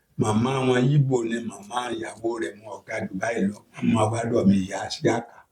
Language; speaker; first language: Yoruba; native; Yoruba